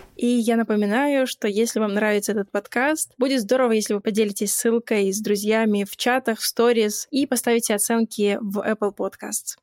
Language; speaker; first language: Russian; native; Russian